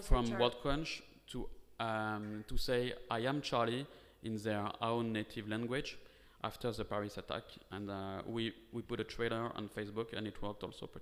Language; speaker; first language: English; non-native, fluent; French